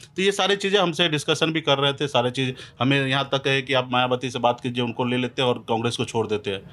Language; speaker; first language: Hindi; native; Hindi